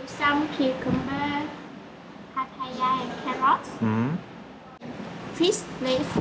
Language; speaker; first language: English; non-native, learner; Vietnamese